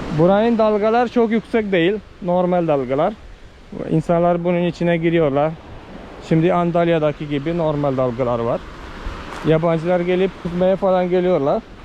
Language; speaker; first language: Turkish; non-native, fluent; Malayalam